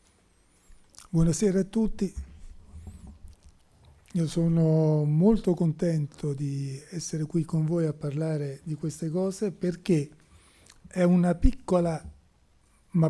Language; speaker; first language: Italian; native; Italian